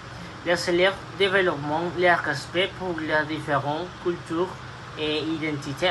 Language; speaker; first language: French; non-native, fluent; Spanish